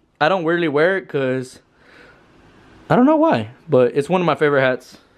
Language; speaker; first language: English; early bilingual, other home language; Spanish